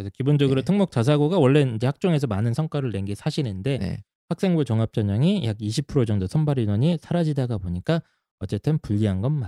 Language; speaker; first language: Korean; native; Korean